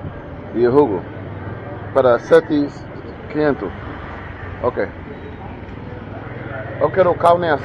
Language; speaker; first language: Spanish; non-native, learner; English